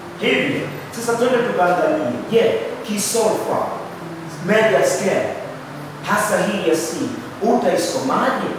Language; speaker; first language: Swahili; native; Swahili